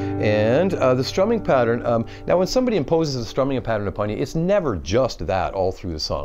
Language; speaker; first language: English; native; English